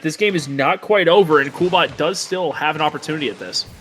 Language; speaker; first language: English; native; English